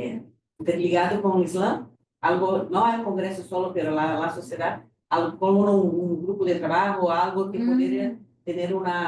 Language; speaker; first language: Spanish; non-native, fluent; Portuguese